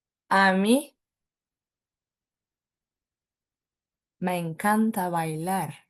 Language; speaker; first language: Spanish; non-native, fluent; Portuguese